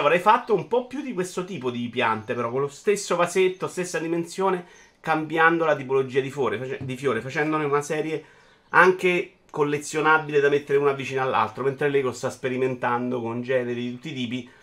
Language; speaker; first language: Italian; native; Italian